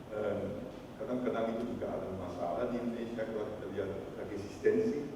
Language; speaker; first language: Indonesian; non-native, fluent; Dutch